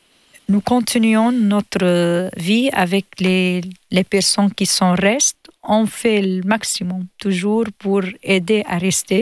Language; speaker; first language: French; non-native, learner; Arabic